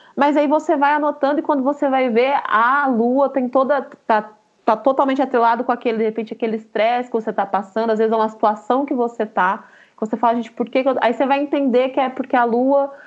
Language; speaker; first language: Portuguese; native; Portuguese